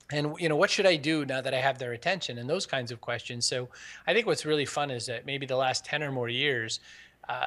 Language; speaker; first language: English; native; English